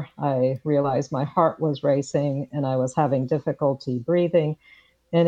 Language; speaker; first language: English; native; English